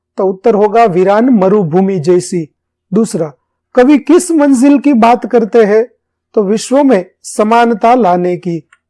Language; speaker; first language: Hindi; non-native, local second language; Gujarati